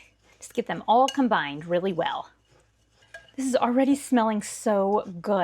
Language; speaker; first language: English; native; English